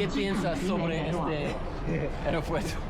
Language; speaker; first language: Spanish; non-native, learner; English